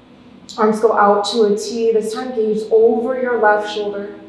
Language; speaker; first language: English; native; English